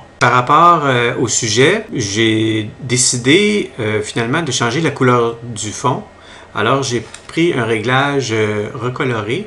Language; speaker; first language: French; native; French